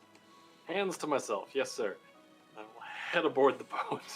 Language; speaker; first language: English; native; English